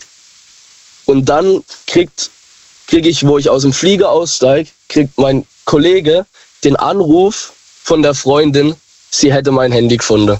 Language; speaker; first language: German; native; German